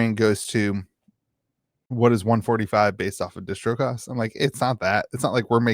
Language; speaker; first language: English; native; English